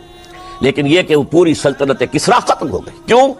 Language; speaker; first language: Urdu; native; Urdu